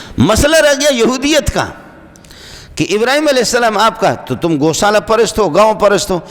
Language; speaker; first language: Urdu; non-native, local second language; Pashto